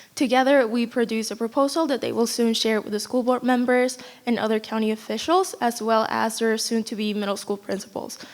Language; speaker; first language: English; non-native, fluent; Spanish